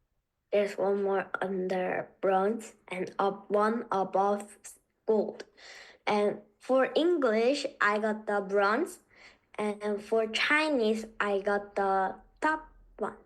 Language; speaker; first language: English; non-native, learner; Korean